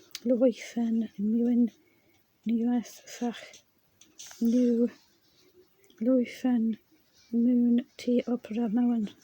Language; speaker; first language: Welsh; non-native, learner; English